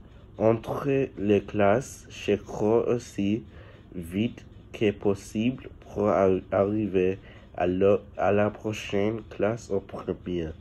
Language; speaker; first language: French; non-native, learner; English